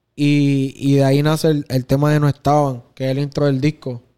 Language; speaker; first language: Spanish; native; Spanish